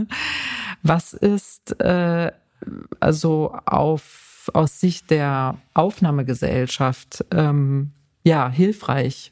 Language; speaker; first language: German; native; German